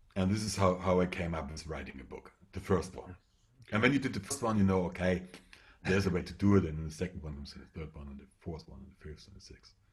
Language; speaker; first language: English; non-native, fluent; German